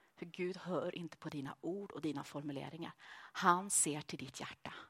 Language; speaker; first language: Swedish; native; Swedish